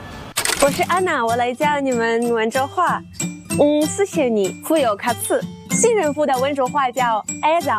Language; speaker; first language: Chinese; non-native, fluent; Russian